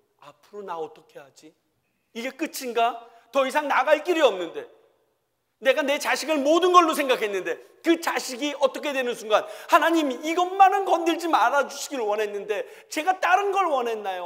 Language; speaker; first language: Korean; native; Korean